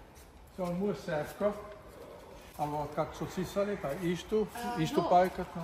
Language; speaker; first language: Finnish; non-native, learner; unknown